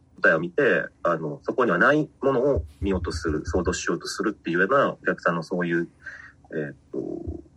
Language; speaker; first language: Japanese; native; Japanese